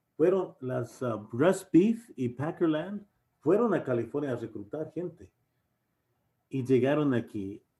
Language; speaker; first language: Spanish; native; Spanish